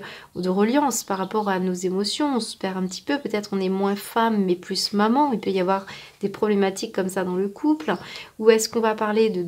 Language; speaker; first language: French; native; French